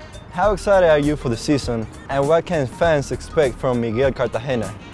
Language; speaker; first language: English; non-native, fluent; Spanish